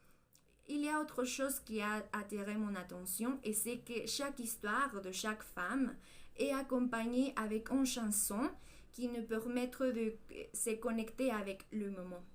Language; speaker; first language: French; non-native, learner; Spanish